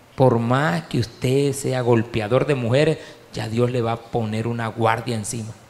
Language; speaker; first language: Spanish; native; Spanish